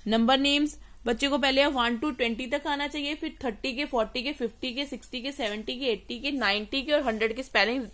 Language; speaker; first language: Hindi; native; Hindi